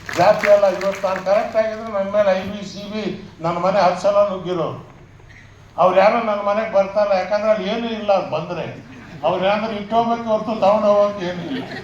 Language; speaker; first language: Kannada; non-native, local second language; Urdu